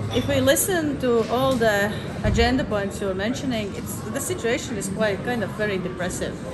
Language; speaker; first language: English; non-native, fluent; Latvian